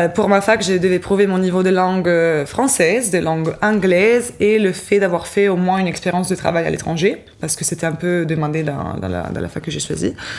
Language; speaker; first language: French; non-native, fluent; Italian